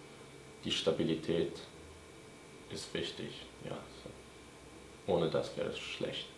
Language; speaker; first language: German; non-native, fluent; Polish